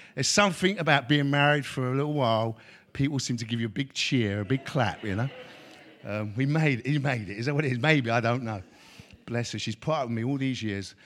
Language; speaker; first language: English; native; English